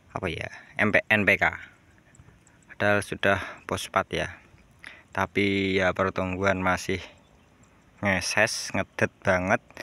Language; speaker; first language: Indonesian; non-native, local second language; Javanese